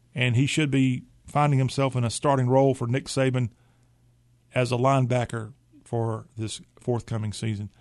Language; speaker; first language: English; native; English